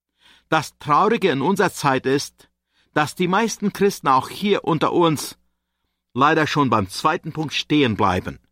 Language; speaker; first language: German; native; German